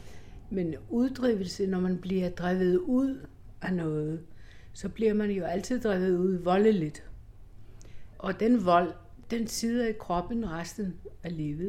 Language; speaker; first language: Danish; non-native, fluent; Greek